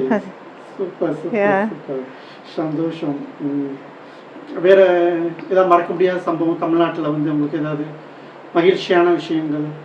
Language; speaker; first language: Tamil; native; Tamil